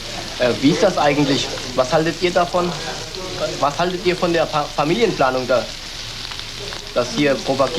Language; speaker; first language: German; early bilingual, other home language; Korean